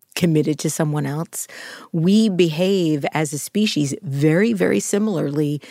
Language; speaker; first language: English; native; English